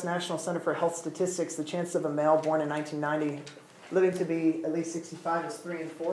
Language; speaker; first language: English; native; English